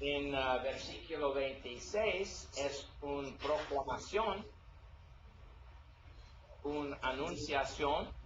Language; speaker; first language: Spanish; non-native, learner; English